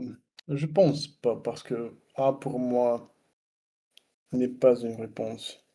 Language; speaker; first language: French; non-native, learner; Russian